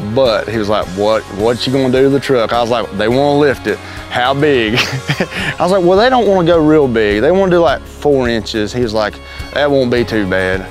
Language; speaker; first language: English; native; English